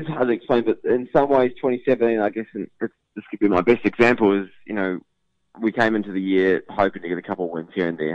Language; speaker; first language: English; native; English